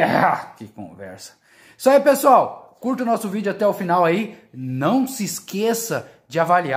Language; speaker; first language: Portuguese; native; Portuguese